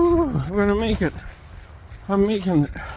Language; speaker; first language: English; native; English